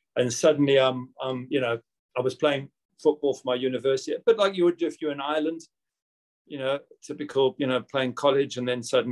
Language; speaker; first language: English; native; English